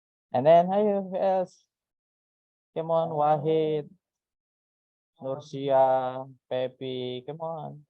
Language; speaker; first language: English; non-native, fluent; Indonesian